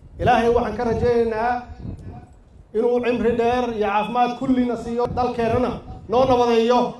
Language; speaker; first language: Somali; native; Somali